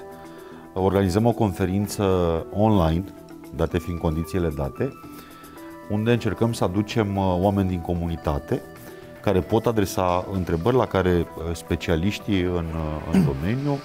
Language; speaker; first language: Romanian; native; Romanian